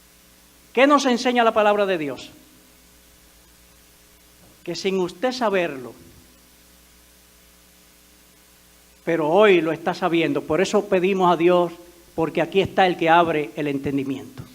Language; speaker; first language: Spanish; native; Spanish